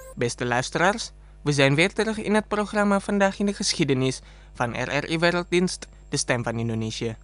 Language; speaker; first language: Dutch; non-native, fluent; Indonesian